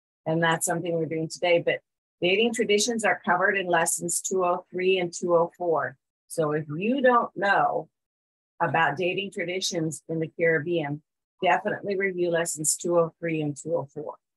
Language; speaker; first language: English; native; English